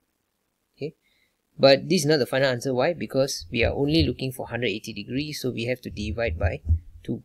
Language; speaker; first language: English; non-native, local second language; Malay